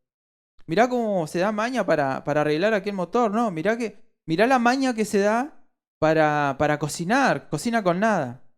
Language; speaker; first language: Spanish; native; Spanish